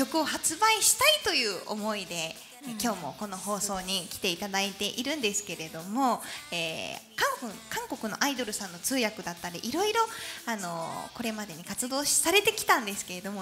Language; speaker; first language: Japanese; native; Japanese